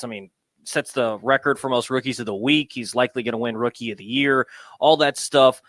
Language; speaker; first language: English; native; English